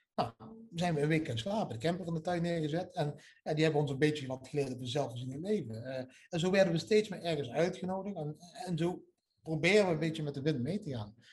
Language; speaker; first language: Dutch; native; Dutch